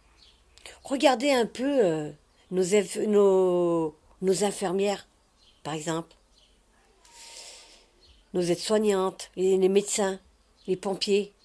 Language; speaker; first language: French; native; French